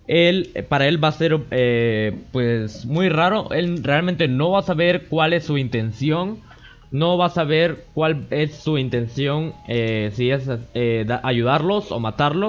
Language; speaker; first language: Spanish; native; Spanish